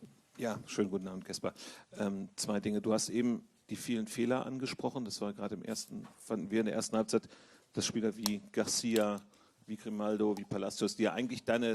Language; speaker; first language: German; native; German